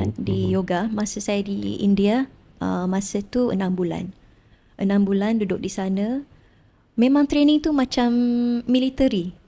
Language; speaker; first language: Malay; non-native, local second language; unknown